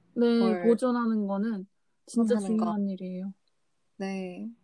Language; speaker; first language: Korean; native; Korean